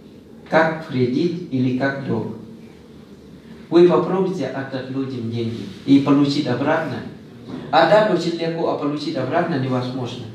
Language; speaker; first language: Russian; non-native, fluent; Thai